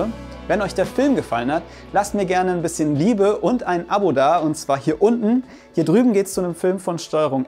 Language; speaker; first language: German; native; German